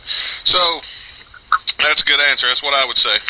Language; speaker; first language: English; native; English